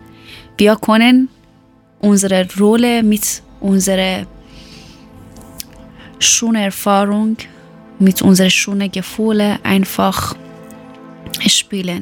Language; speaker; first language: German; non-native, learner; Persian